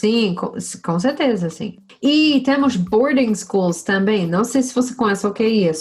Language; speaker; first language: Portuguese; non-native, fluent; English